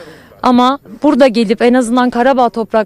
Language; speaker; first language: Turkish; native; Turkish